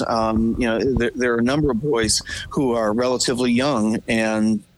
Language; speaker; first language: English; native; English